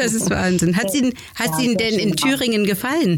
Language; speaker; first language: German; native; German